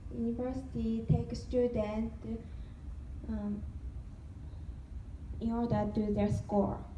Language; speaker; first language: English; non-native, learner; Japanese